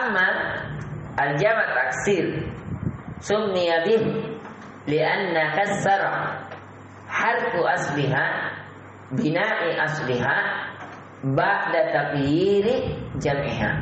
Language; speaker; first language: Arabic; non-native, fluent; Indonesian